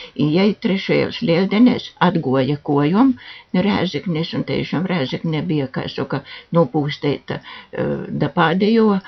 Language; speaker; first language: Latvian; native; Latvian